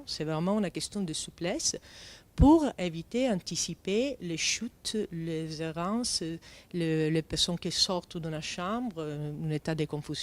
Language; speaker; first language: French; non-native, fluent; Italian